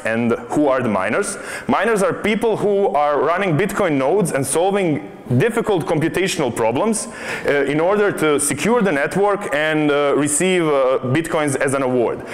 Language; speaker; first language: English; non-native, fluent; Croatian